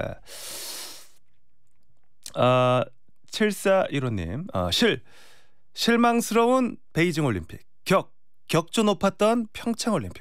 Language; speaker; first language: Korean; native; Korean